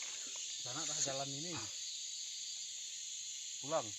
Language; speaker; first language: Malay; native; Malay